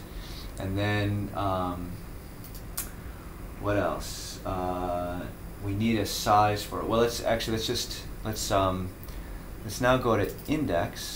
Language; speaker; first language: English; native; English